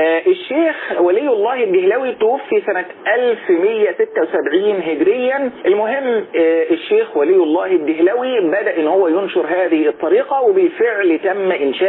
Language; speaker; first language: Arabic; native; Arabic